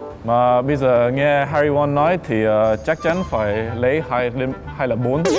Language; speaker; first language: Vietnamese; non-native, fluent; English